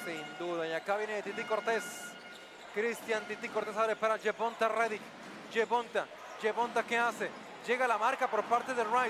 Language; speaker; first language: Spanish; native; Spanish